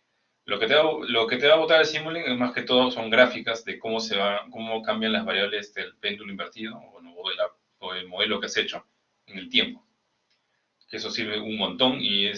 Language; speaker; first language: Spanish; native; Spanish